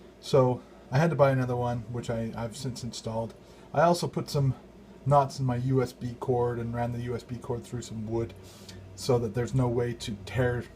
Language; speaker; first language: English; native; English